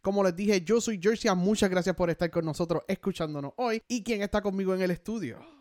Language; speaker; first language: Spanish; native; Spanish